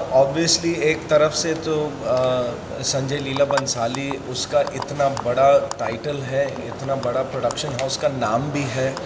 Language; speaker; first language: Hindi; non-native, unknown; English